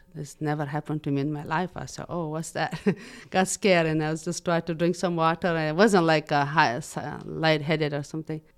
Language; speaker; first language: English; non-native, fluent; Persian